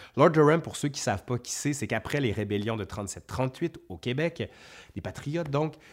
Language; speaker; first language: French; native; French